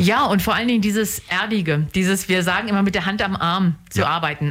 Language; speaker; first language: German; native; German